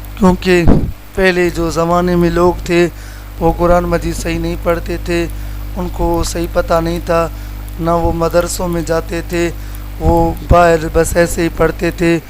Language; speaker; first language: Urdu; non-native, local second language; Sindhi